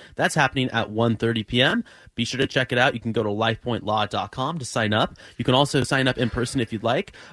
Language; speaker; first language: English; native; English